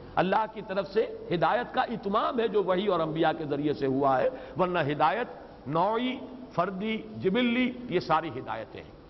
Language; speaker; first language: Urdu; native; Urdu